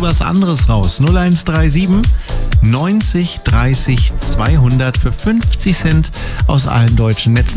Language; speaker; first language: German; native; German